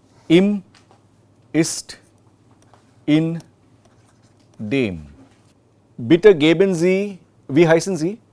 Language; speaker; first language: German; non-native, fluent; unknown